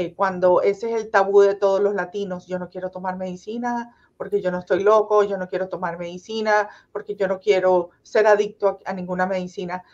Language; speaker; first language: Spanish; native; Spanish